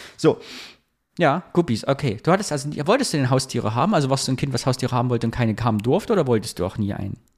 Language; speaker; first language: German; native; German